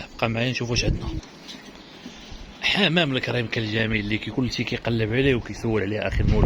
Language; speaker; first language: Arabic; native; Arabic